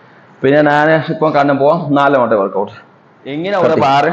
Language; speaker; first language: Malayalam; non-native, learner; Assamese